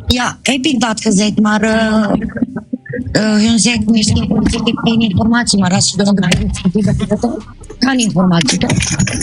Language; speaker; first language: Dutch; non-native, learner; Romanian